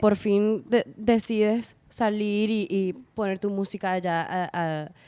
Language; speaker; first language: Spanish; early bilingual, heritage; Spanish